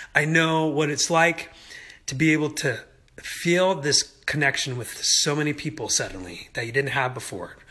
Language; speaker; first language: English; native; English